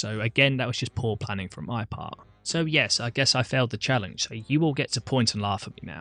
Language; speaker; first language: English; native; English